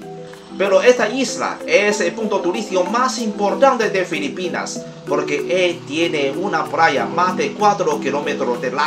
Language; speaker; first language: Spanish; non-native, learner; Chinese